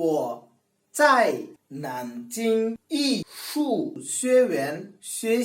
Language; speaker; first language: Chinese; non-native, learner; Bangla